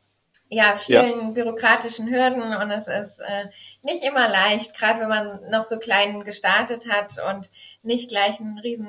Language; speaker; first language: German; native; German